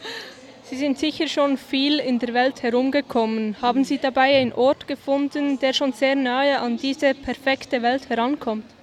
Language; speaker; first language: German; native; German